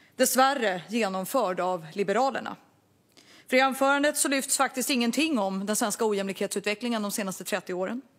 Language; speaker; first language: Swedish; non-native, local second language; Kurdish